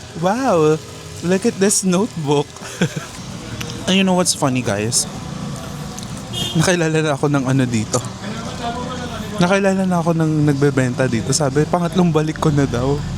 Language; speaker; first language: Filipino; native; Filipino